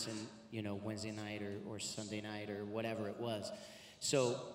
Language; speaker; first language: English; native; English